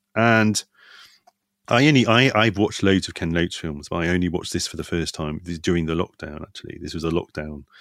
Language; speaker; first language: English; native; English